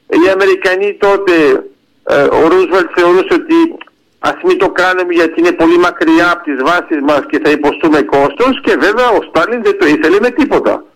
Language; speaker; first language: Greek; early bilingual, heritage; Greek